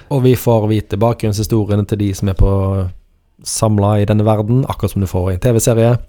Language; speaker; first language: Norwegian; native; Norwegian